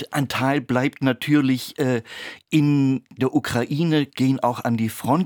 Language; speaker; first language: German; native; German